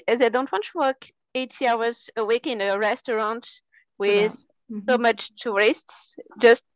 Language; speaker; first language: English; non-native, fluent; French